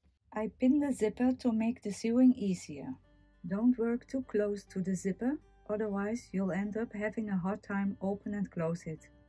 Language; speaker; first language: English; non-native, fluent; Dutch